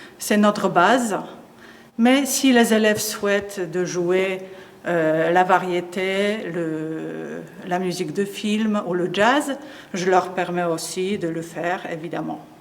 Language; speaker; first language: French; non-native, fluent; Polish